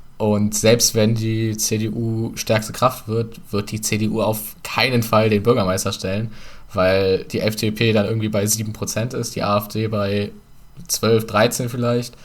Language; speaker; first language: German; early bilingual, other home language; Turkish